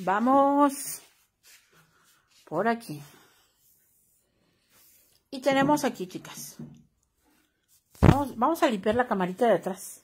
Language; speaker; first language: Spanish; native; Spanish